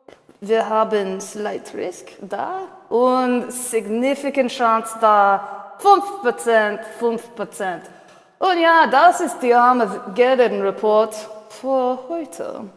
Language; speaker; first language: German; non-native, learner; English